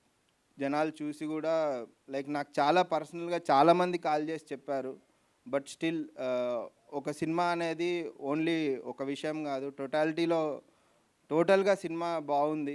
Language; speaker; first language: Telugu; native; Telugu